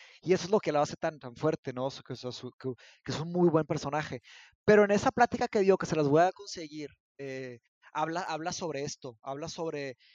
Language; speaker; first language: Spanish; early bilingual, other home language; Portuguese